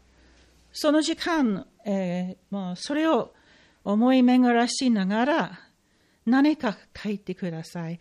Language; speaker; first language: Japanese; non-native, fluent; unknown